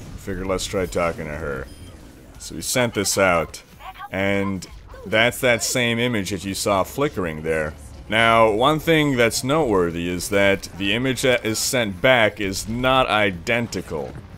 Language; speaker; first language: English; native; English